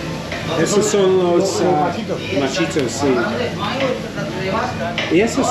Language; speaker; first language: Spanish; non-native, learner; English